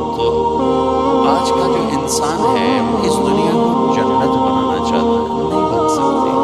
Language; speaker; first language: Urdu; non-native, local second language; Punjabi